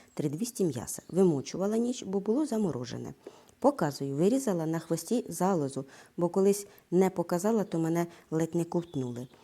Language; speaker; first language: Ukrainian; native; Ukrainian